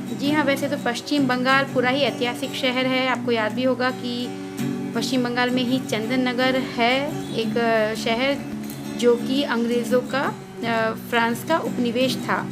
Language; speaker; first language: Hindi; non-native, local second language; Bangla